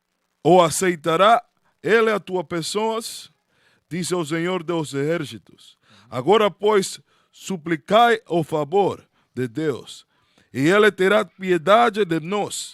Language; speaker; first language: Portuguese; non-native, learner; Spanish